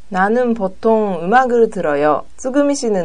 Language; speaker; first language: Korean; non-native, learner; Japanese